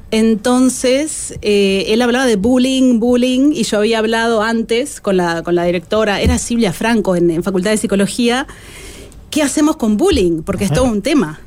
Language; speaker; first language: Spanish; native; Spanish